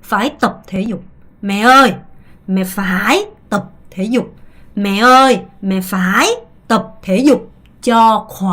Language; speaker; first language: Vietnamese; non-native, fluent; Korean